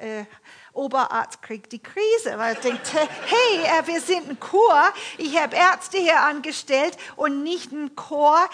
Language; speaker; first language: German; non-native, fluent; English